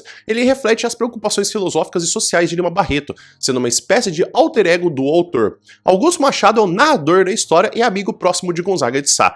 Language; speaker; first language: Portuguese; native; Portuguese